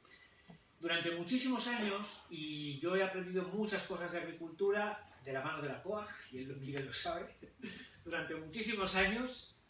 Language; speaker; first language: Spanish; native; Spanish